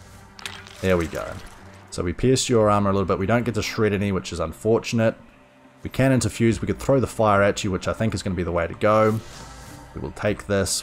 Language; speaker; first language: English; native; English